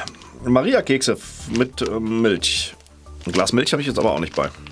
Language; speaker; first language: German; native; German